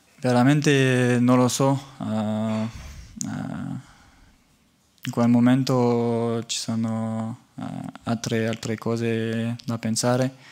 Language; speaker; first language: Italian; non-native, learner; French